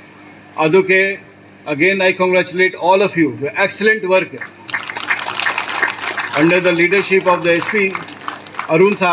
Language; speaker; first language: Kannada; non-native, fluent; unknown